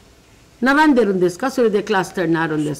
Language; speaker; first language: Japanese; non-native, fluent; Filipino